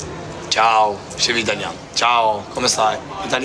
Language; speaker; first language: Italian; non-native, learner; Albanian